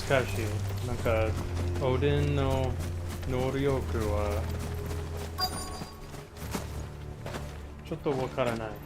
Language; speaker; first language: Japanese; non-native, learner; English